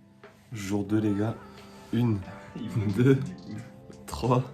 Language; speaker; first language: French; native; French